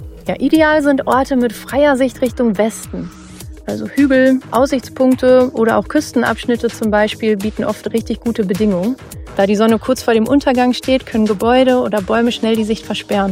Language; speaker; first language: German; native; German